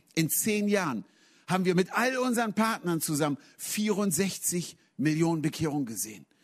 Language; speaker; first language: German; native; German